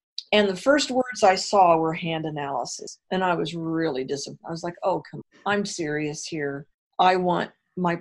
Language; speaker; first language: English; native; English